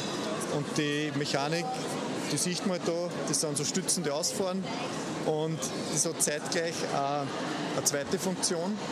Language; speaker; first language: German; native; German